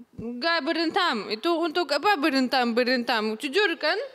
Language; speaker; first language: Indonesian; early bilingual, other home language; Russian